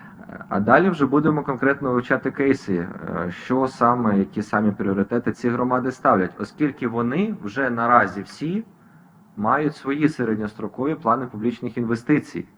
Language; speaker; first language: Ukrainian; native; Ukrainian